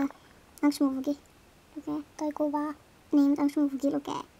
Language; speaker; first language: Finnish; native; Finnish